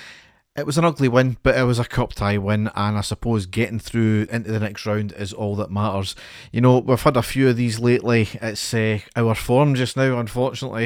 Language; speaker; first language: English; native; English